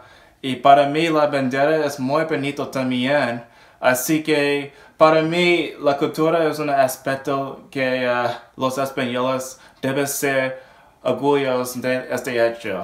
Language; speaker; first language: Spanish; non-native, learner; English